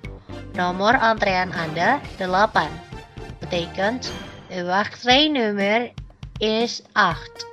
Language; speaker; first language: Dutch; non-native, fluent; Indonesian